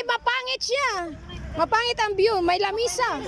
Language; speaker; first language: Filipino; non-native, local second language; Cebuano